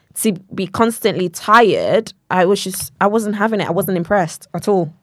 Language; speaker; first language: English; non-native, local second language; Yoruba